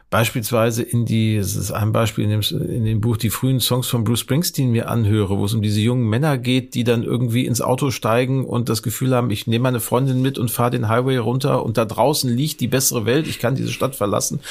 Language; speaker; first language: German; native; German